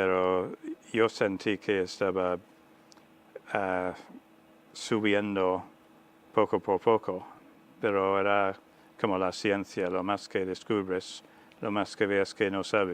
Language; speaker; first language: Spanish; non-native, fluent; English